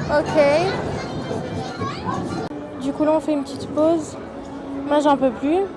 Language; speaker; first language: French; native; French